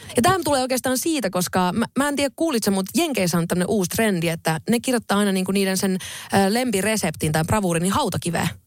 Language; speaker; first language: Finnish; native; Finnish